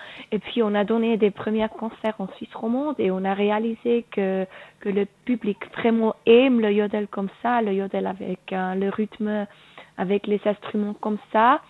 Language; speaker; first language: French; non-native, local second language; Swiss German